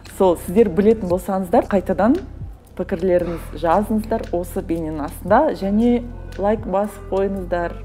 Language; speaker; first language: Kazakh; non-native, local second language; Russian